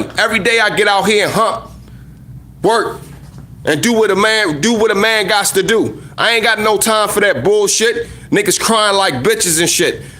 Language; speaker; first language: English; native; English